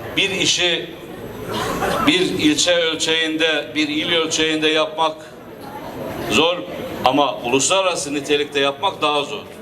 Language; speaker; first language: Turkish; native; Turkish